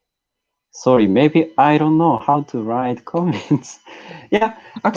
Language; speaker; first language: English; non-native, learner; Japanese